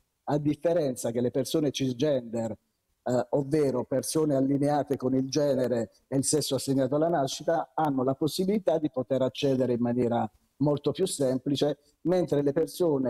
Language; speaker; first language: Italian; native; Italian